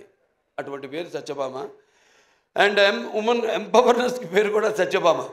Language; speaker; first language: Telugu; native; Telugu